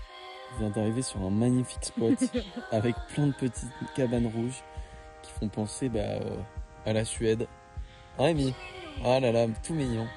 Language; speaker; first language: French; native; French